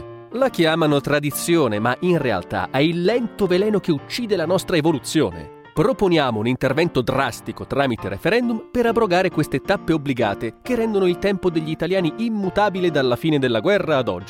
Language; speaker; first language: Italian; native; Italian